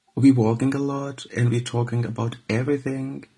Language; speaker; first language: English; non-native, fluent; Arabic